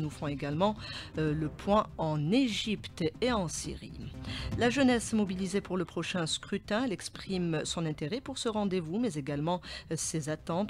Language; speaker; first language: French; non-native, local second language; Arabic